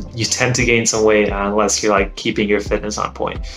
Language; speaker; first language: English; native; English